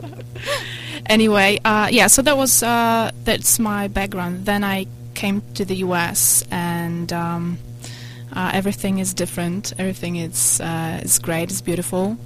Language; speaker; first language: English; non-native, fluent; Polish